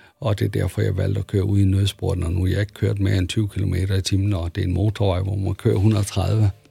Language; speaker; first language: Danish; early bilingual, other home language; Arabic